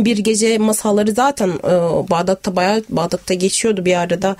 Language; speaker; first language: Turkish; non-native, fluent; Arabic